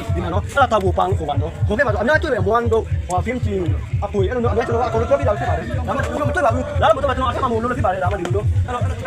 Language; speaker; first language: Burmese; non-native, local second language; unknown